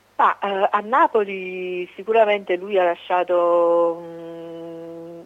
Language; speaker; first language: Italian; native; Italian